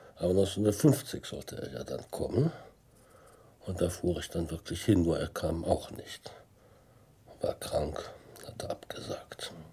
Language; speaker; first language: German; native; German